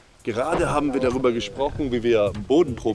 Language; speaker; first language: German; native; German